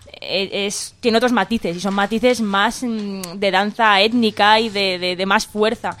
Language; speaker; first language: Spanish; early bilingual, heritage; Spanish